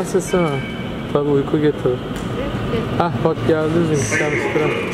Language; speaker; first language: Turkish; native; Turkish